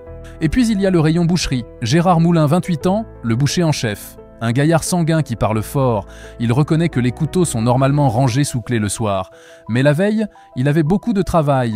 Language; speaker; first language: French; native; French